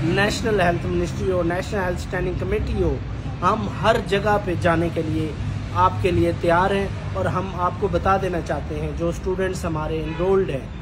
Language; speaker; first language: Urdu; native; Urdu